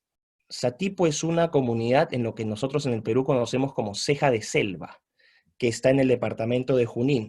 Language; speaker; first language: Spanish; early bilingual, other home language; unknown